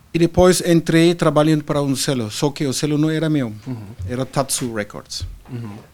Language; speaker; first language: Portuguese; non-native, fluent; German